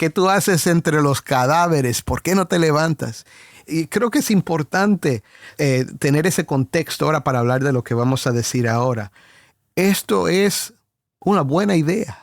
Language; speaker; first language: Spanish; native; Spanish